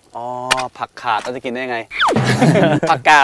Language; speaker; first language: Thai; native; Thai